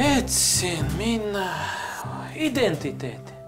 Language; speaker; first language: Finnish; non-native, learner; Russian